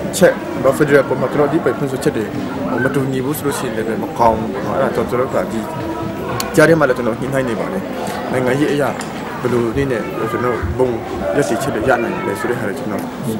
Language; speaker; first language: Burmese; non-native, local second language; Hakha Chin